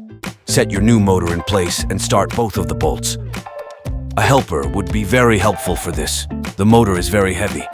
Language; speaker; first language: English; native; English